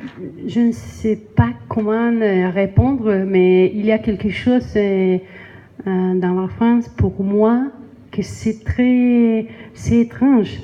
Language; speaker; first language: French; non-native, learner; Spanish